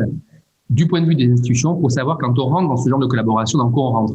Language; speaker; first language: French; native; French